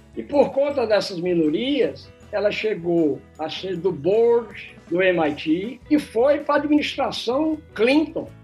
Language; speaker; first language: Portuguese; native; Portuguese